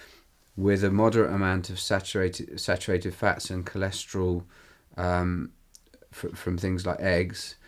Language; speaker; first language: English; native; English